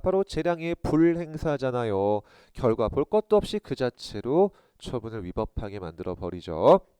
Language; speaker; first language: Korean; native; Korean